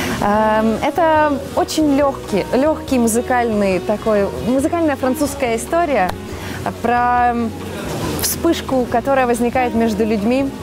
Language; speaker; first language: Russian; native; Russian